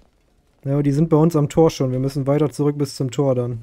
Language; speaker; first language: German; native; German